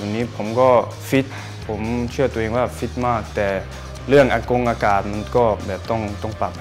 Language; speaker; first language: Thai; early bilingual, heritage; Thai